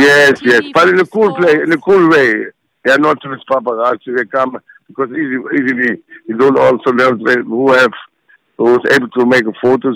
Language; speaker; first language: English; non-native, fluent; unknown